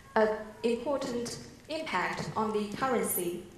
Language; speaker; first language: English; non-native, fluent; Chinese